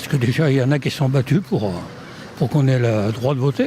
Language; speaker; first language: French; native; French